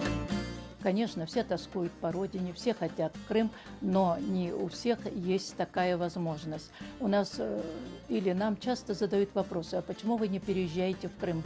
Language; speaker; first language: Russian; native; Russian